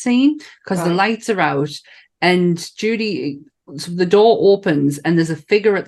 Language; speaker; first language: English; native; English